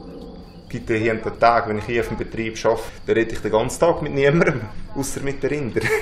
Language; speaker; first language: German; native; German